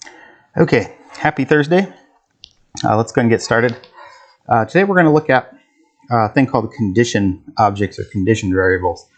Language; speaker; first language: English; native; English